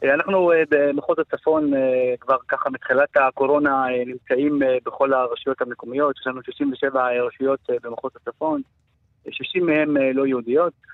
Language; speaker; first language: Hebrew; non-native, local second language; Arabic